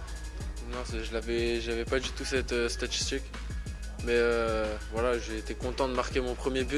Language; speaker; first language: French; native; French